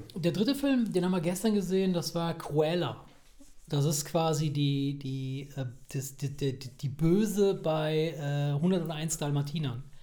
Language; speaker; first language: German; early bilingual, other home language; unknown